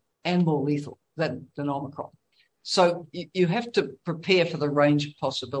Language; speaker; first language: English; native; English